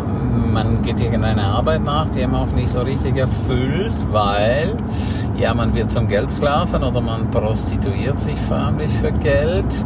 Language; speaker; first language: German; native; German